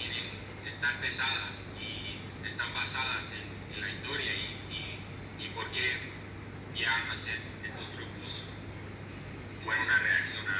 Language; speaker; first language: Spanish; non-native, fluent; English